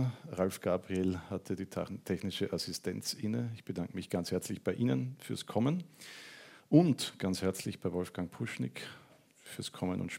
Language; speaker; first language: German; native; German